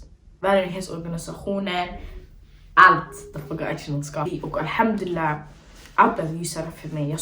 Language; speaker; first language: Swedish; early bilingual, other home language; Somali